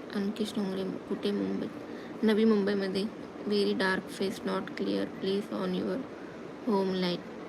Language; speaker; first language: Hindi; non-native, local second language; Marathi